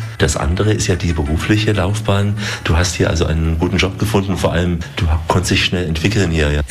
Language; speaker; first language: German; native; German